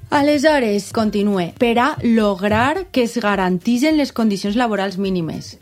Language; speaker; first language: Catalan; native; Catalan